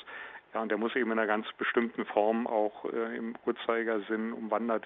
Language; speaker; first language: German; native; German